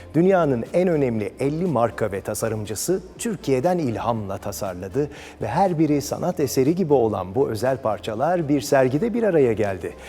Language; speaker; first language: Turkish; native; Turkish